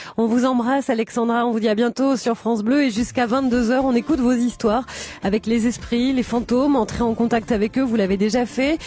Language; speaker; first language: French; native; French